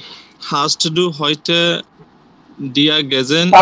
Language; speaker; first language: German; non-native, learner; Bangla